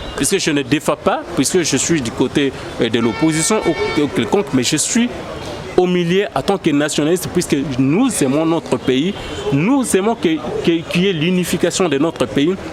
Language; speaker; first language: French; non-native, local second language; Lingala